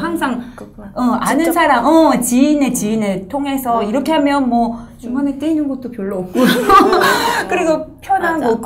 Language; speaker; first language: Korean; non-native, fluent; Japanese